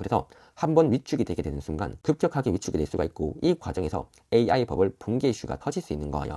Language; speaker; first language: Korean; native; Korean